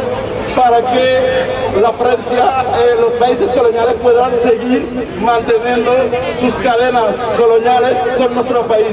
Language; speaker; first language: Spanish; non-native, local second language; Wolof